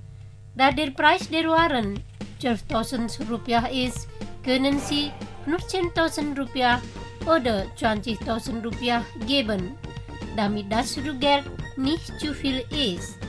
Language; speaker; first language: German; non-native, fluent; Indonesian